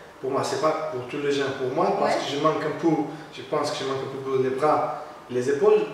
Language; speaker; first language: French; non-native, learner; Portuguese